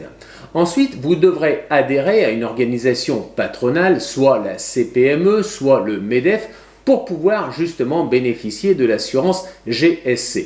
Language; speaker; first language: French; native; French